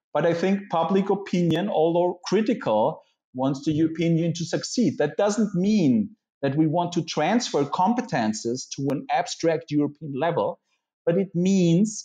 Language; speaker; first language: English; non-native, fluent; German